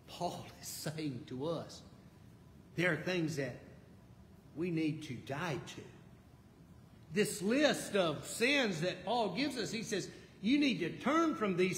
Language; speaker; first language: English; native; English